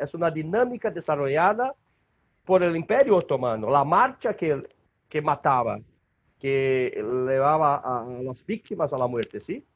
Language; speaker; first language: Spanish; non-native, learner; Portuguese